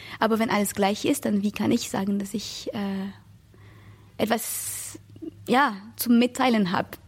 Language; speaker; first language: German; non-native, fluent; French